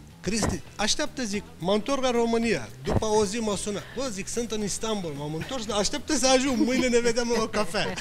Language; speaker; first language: Romanian; non-native, fluent; Turkish